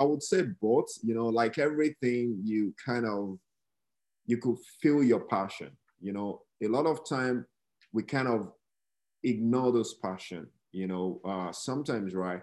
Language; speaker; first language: English; non-native, local second language; Yoruba